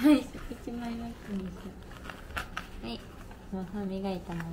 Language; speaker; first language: Japanese; native; Japanese